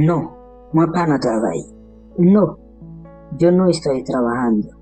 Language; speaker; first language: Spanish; non-native, learner; Haitian Creole